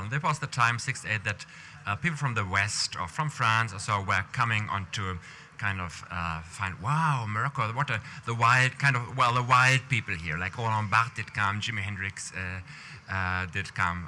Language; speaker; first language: English; non-native, fluent; German